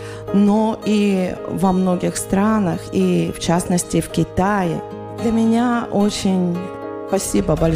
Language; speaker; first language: Russian; non-native, fluent; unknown